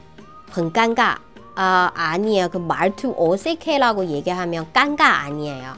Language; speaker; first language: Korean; non-native, fluent; Chinese